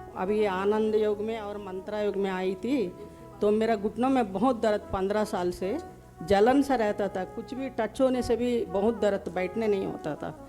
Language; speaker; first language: Hindi; non-native, local second language; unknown